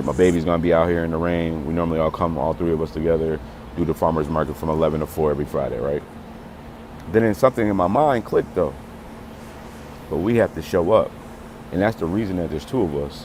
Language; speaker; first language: English; native; English